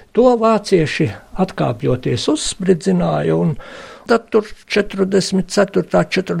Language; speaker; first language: Latvian; native; Latvian